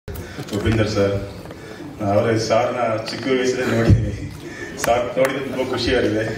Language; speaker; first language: Kannada; non-native, learner; Tamil